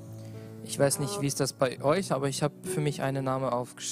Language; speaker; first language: German; non-native, learner; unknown